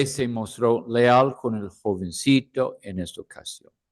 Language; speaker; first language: Spanish; non-native, fluent; English